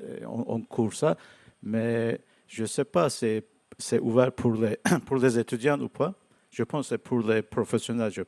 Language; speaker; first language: French; non-native, learner; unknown